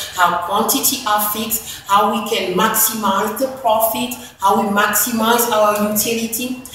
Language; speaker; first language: English; non-native, fluent; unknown